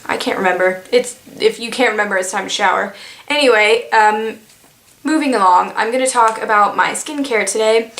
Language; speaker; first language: English; native; English